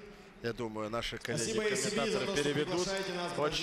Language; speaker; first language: Russian; native; Russian